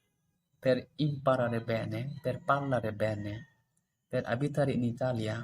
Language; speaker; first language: Italian; non-native, learner; Bangla